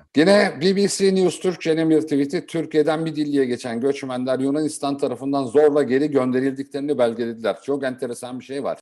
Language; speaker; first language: Turkish; native; Turkish